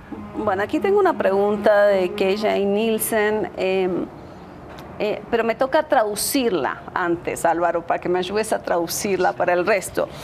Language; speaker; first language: Spanish; native; Spanish